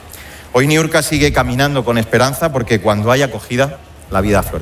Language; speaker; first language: Spanish; native; Spanish